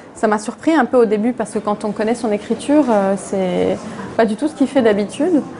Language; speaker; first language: French; non-native, local second language; Arabic